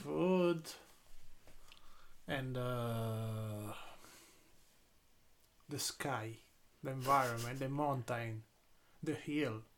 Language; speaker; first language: English; non-native, learner; Italian